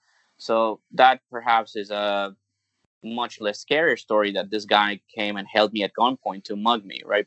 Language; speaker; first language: English; non-native, fluent; Spanish